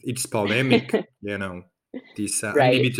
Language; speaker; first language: English; non-native, fluent; French